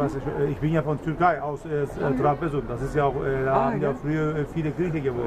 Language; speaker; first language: German; non-native, learner; Turkish